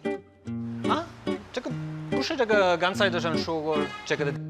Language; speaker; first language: Chinese; non-native, learner; English